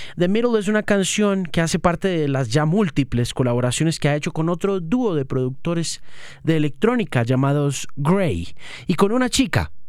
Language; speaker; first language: Spanish; native; Spanish